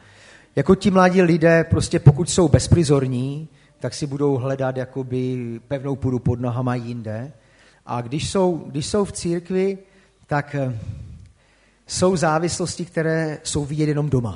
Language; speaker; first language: Czech; native; Czech